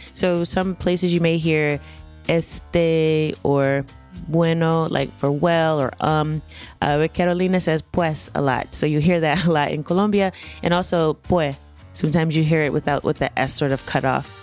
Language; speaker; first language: English; native; English